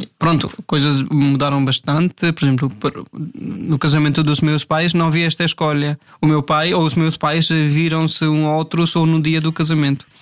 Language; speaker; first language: Portuguese; non-native, fluent; Hindi